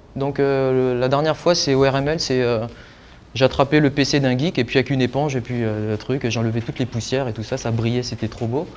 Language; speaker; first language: French; native; French